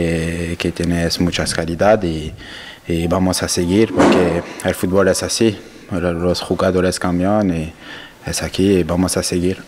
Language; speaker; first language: Spanish; non-native, learner; French